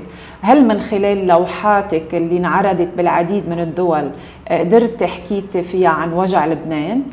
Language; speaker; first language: Arabic; native; Arabic